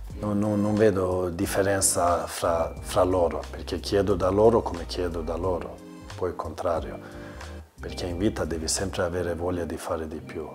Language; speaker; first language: Italian; non-native, learner; Swedish